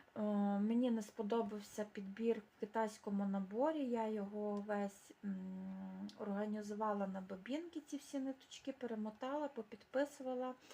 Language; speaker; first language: Ukrainian; native; Ukrainian